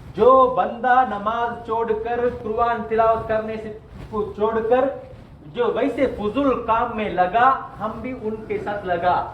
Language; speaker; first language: Urdu; non-native, learner; Tamil